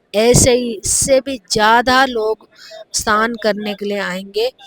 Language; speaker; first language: Hindi; non-native, local second language; Telugu